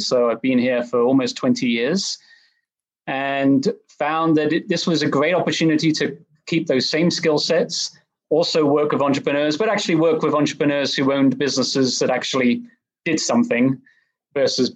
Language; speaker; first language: English; native; English